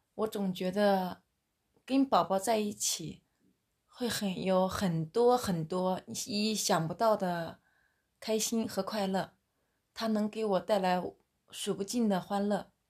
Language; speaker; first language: Chinese; native; Chinese